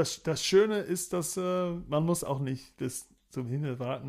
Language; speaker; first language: German; non-native, fluent; English